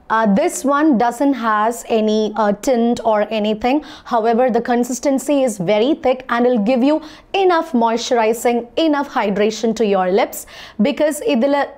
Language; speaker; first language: English; non-native, local second language; Malayalam